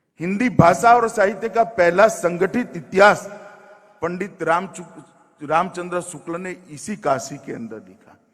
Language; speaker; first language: Hindi; non-native, local second language; Gujarati